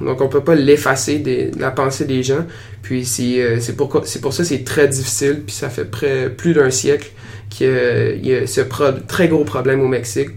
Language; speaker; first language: French; native; French